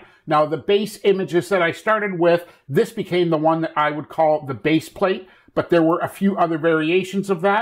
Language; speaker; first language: English; native; English